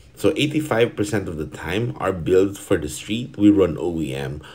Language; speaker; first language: English; non-native, fluent; Portuguese